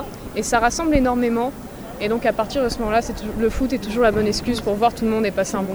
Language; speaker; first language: French; native; French